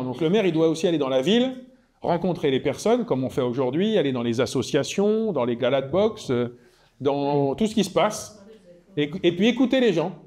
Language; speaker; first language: French; native; French